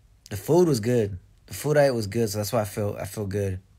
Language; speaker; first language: English; early bilingual, other home language; Korean